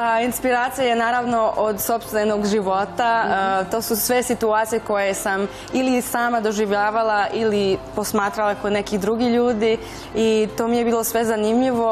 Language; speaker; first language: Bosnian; non-native, fluent; Spanish